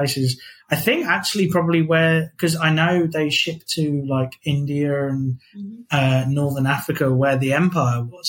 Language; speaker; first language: English; native; English